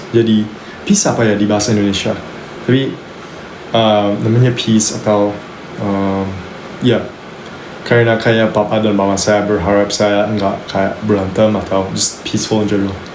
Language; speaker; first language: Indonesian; non-native, local second language; English